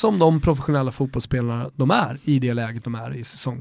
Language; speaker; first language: Swedish; native; Swedish